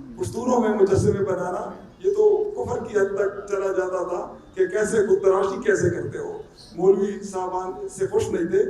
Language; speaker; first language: Urdu; non-native, local second language; Pashto